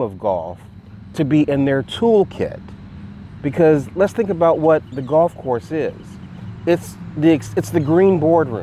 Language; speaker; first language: English; native; English